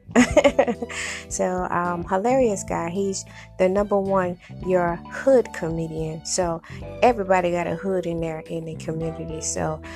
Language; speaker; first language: English; native; English